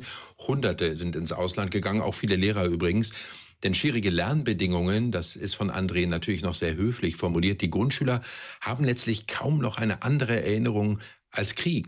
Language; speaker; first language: German; native; German